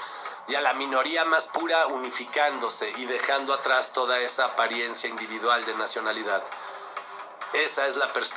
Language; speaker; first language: Spanish; native; Spanish